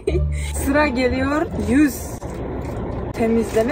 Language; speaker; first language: Turkish; non-native, fluent; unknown